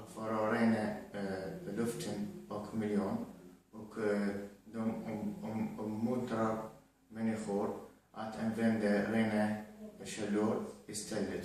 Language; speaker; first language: Swedish; non-native, learner; Arabic